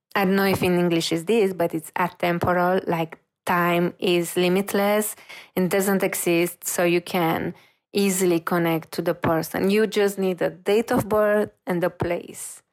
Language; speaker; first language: English; non-native, fluent; Romanian